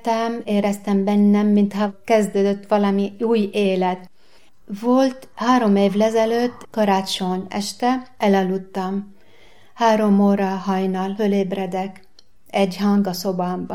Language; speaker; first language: Hungarian; non-native, learner; Arabic